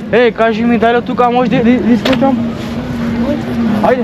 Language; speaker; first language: Macedonian; non-native, local second language; Romany